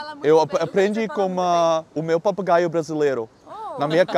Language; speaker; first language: Portuguese; non-native, learner; Dutch